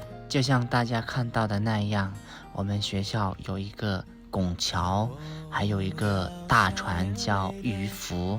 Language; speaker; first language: Chinese; non-native, fluent; Lao